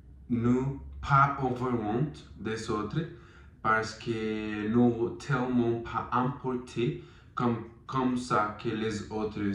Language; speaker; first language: French; non-native, learner; Spanish